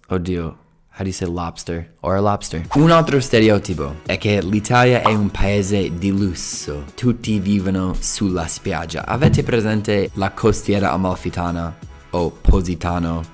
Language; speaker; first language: Italian; non-native, fluent; English